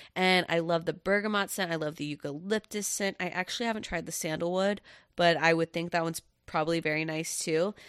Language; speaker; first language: English; native; English